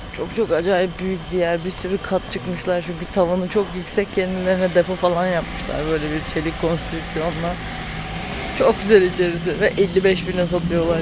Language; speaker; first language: Turkish; native; Turkish